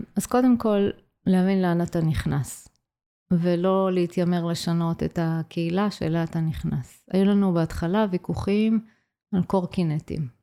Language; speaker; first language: Hebrew; native; Hebrew